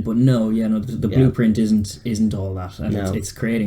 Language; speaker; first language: English; native; English